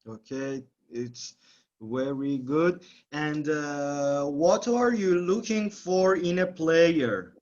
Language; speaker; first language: English; non-native, learner; Persian